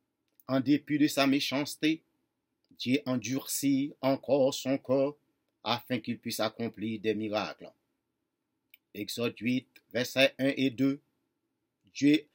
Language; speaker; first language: French; non-native, local second language; Haitian Creole